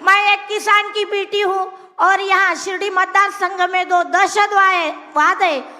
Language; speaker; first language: Hindi; non-native, local second language; Marathi